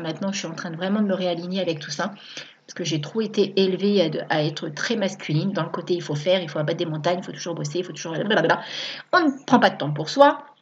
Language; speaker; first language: French; native; French